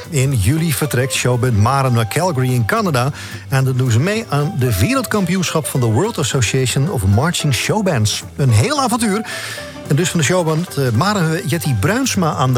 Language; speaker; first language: Dutch; native; Dutch